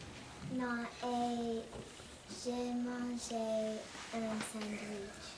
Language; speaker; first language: French; non-native, learner; English